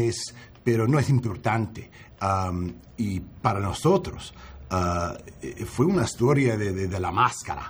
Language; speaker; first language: Spanish; non-native, learner; English